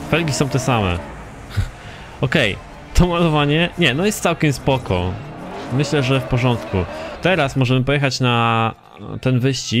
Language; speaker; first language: Polish; native; Polish